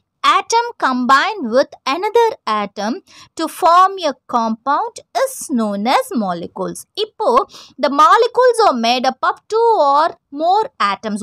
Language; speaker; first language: English; non-native, local second language; Tamil